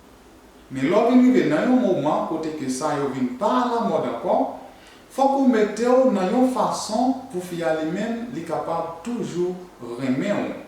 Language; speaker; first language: French; non-native, learner; Haitian Creole